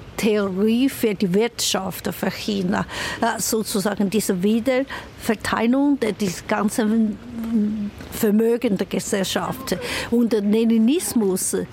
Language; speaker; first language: German; non-native, fluent; Chinese